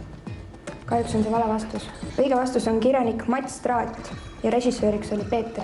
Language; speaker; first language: Estonian; native; Estonian